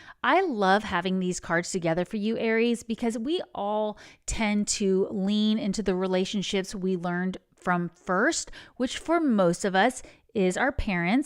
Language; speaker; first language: English; native; English